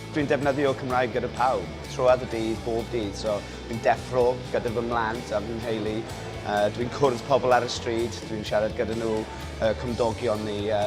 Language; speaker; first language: Welsh; non-native, local second language; English